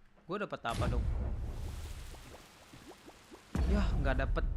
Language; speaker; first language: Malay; non-native, local second language; Sundanese